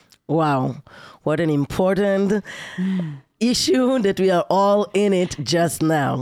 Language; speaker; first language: English; non-native, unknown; Hebrew